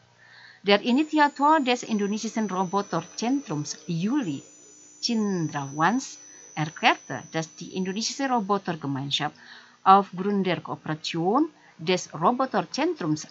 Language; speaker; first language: German; non-native, fluent; Indonesian